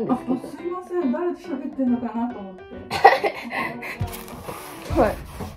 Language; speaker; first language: Japanese; native; Japanese